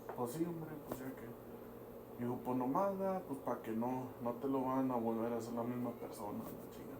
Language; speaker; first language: Spanish; early bilingual, heritage; Spanish